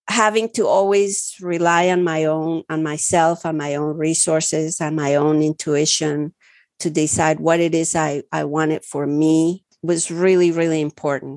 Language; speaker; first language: English; early bilingual, other home language; Spanish